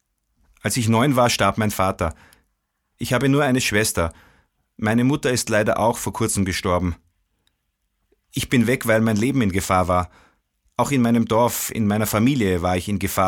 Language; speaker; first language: German; non-native, fluent; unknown